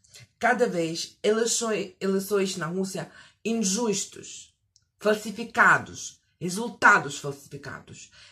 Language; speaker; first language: Portuguese; non-native, fluent; Russian